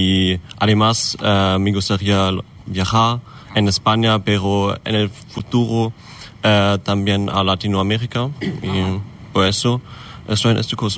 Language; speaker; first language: Spanish; non-native, learner; German